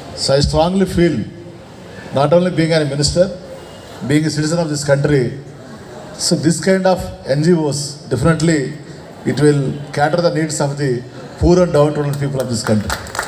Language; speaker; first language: English; non-native, local second language; Telugu